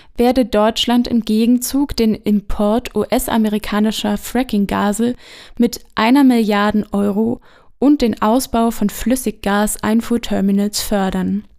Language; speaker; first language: German; native; German